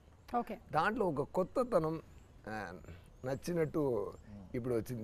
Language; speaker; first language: Telugu; non-native, learner; Tamil